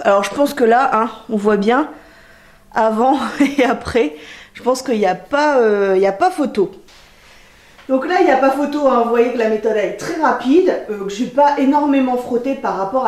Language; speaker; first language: French; native; French